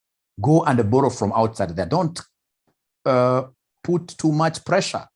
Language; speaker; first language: English; non-native, local second language; Swahili